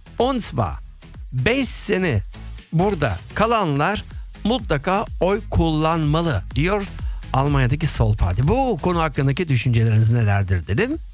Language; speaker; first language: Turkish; early bilingual, heritage; Turkish